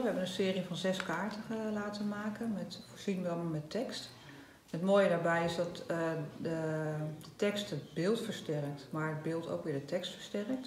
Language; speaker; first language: Dutch; native; Dutch